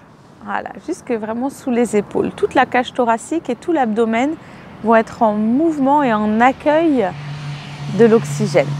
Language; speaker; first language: French; native; French